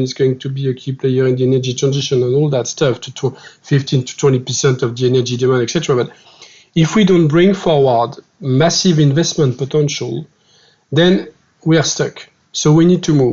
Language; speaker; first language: English; non-native, fluent; French